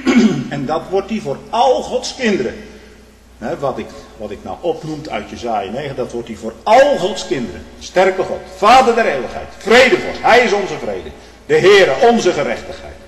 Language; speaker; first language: Dutch; native; Dutch